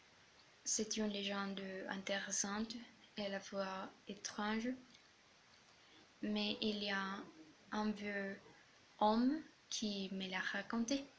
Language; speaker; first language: French; non-native, learner; Spanish